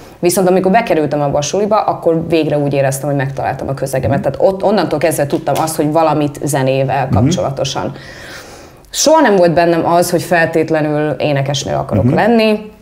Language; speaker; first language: Hungarian; early bilingual, heritage; English